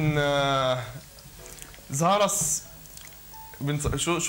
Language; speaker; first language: Ukrainian; non-native, learner; Arabic